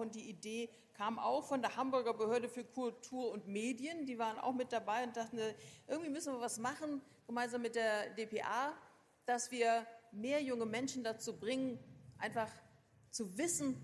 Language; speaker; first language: German; native; German